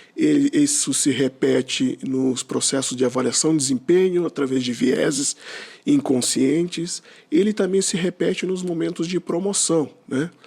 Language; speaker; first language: Portuguese; non-native, local second language; Kabuverdianu